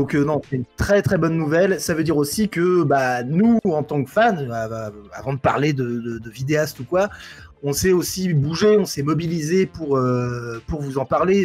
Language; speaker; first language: French; native; French